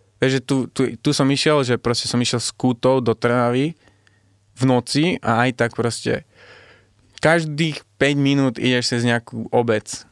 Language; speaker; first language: Slovak; early bilingual, heritage; Slovak